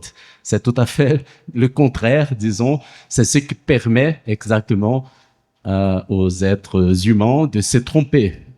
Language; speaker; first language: French; non-native, fluent; Portuguese